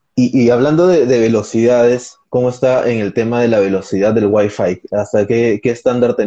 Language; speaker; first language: Spanish; native; Spanish